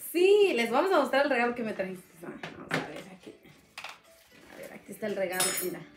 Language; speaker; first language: Spanish; non-native, local second language; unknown